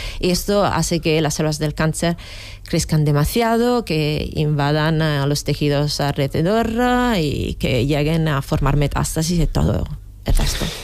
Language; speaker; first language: Spanish; non-native, fluent; Italian